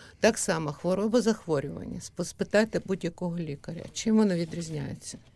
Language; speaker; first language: Ukrainian; native; Ukrainian